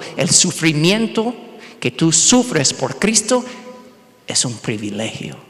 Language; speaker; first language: Spanish; non-native, fluent; English